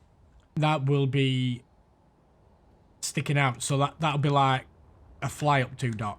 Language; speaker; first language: English; native; English